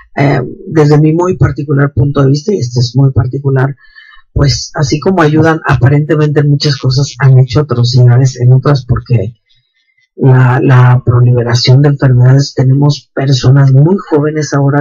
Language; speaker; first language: Spanish; native; Spanish